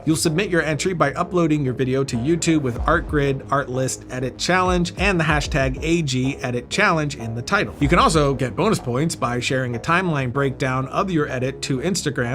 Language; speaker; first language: English; native; English